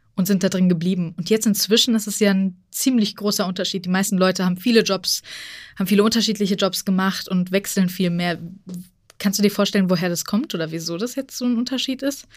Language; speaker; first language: German; native; German